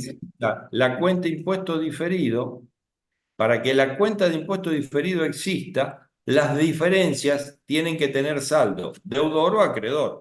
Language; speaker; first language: Spanish; native; Spanish